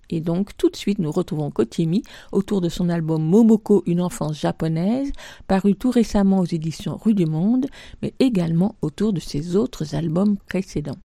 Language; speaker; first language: French; native; French